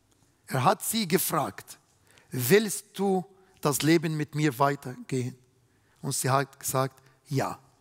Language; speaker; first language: German; non-native, fluent; Arabic